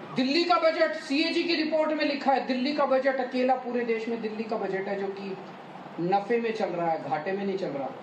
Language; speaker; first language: Hindi; native; Hindi